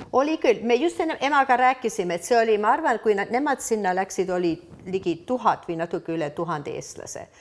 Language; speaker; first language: Estonian; early bilingual, heritage; Estonian